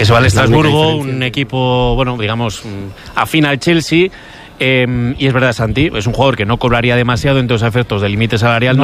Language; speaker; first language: Spanish; native; Spanish